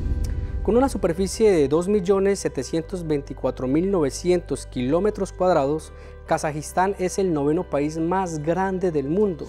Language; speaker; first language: Spanish; native; Spanish